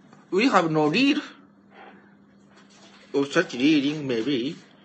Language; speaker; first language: English; non-native, learner; Japanese